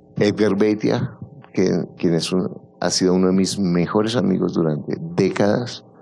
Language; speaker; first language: Spanish; native; Spanish